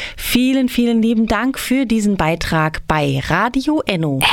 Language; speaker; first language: German; native; German